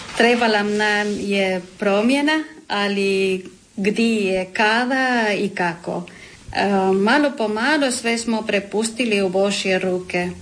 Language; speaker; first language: Croatian; non-native, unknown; Spanish